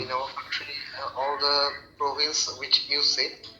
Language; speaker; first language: English; non-native, local second language; Bangla